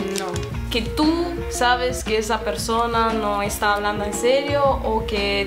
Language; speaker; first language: Spanish; non-native, fluent; Romanian